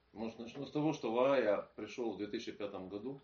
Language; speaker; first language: Polish; non-native, learner; Russian